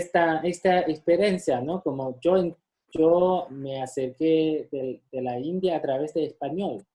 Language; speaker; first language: Spanish; non-native, fluent; Chinese